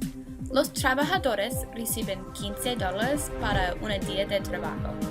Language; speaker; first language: Spanish; non-native, learner; English